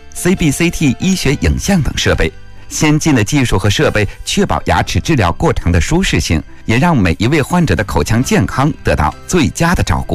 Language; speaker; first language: Chinese; native; Chinese